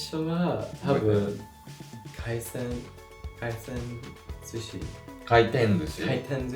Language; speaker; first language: Japanese; non-native, learner; English